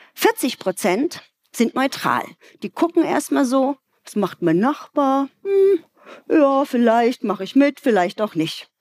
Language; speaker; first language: German; native; German